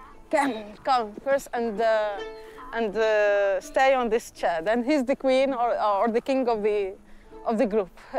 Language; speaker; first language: English; non-native, fluent; Arabic